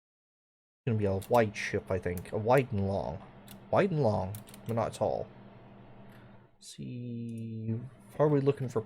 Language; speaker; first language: English; native; English